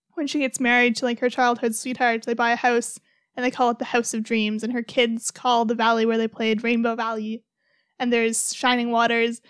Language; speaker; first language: English; native; English